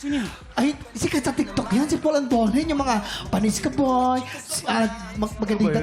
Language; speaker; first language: Filipino; native; Filipino